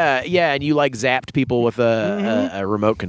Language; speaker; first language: English; native; English